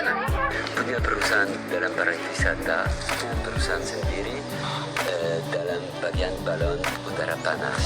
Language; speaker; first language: Indonesian; non-native, learner; French